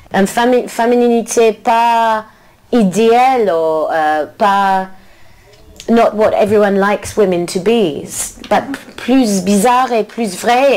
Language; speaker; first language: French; non-native, learner; English